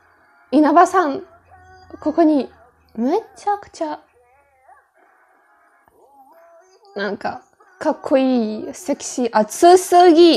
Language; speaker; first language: Japanese; non-native, fluent; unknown